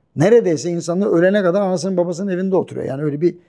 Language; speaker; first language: Turkish; native; Turkish